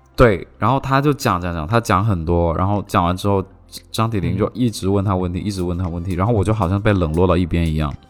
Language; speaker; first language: Chinese; non-native, local second language; Cantonese